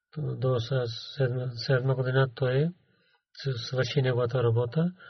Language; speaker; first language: Bulgarian; non-native, learner; Urdu